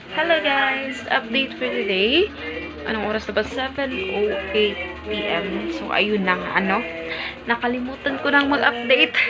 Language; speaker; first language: Filipino; non-native, local second language; Cebuano